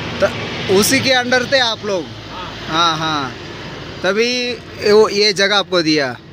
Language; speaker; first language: Hindi; non-native, local second language; Kannada